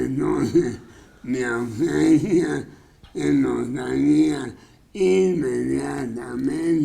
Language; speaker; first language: Spanish; non-native, fluent; English